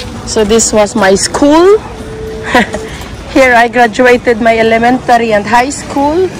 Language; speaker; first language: English; non-native, local second language; Aklanon